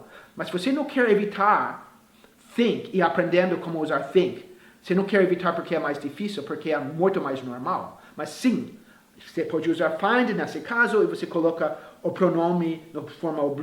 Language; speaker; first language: Portuguese; non-native, fluent; English